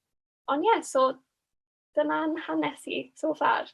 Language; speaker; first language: Welsh; native; Welsh